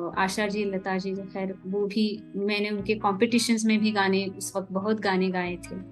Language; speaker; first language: Hindi; non-native, local second language; Marathi